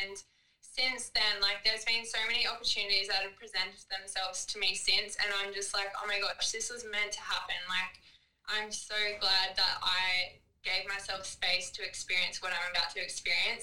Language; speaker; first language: English; native; English